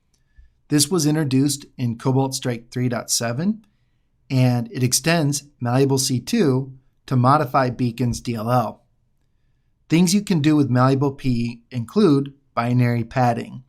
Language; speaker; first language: English; native; English